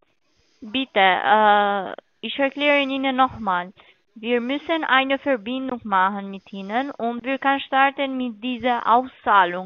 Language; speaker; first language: German; non-native, learner; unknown